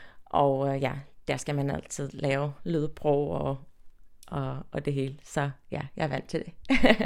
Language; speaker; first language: Danish; non-native, fluent; English